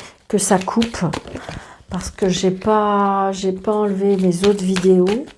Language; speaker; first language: French; native; French